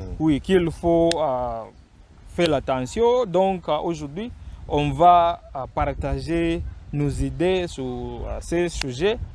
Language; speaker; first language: French; non-native, fluent; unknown